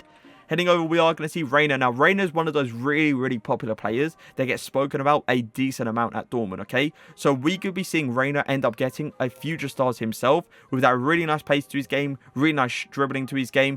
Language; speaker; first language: English; native; English